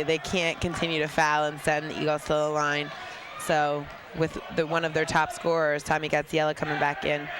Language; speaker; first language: English; native; English